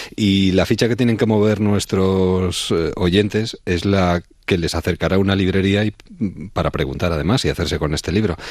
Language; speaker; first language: Spanish; native; Spanish